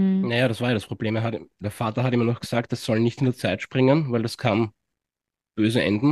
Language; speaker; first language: German; native; German